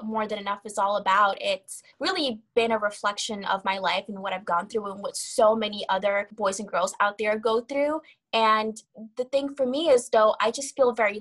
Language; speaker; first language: English; early bilingual, other home language; Kabuverdianu